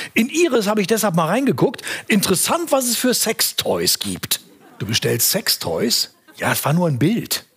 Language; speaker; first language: German; native; German